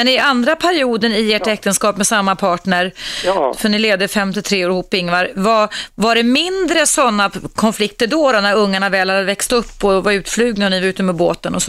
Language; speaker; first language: Swedish; native; Swedish